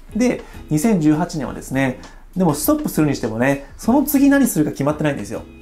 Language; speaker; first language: Japanese; native; Japanese